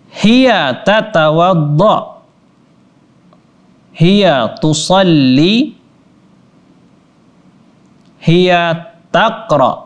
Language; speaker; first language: Arabic; non-native, fluent; Indonesian